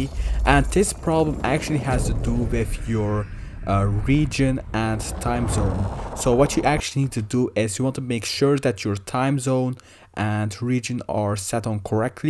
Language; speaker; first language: English; non-native, fluent; Dutch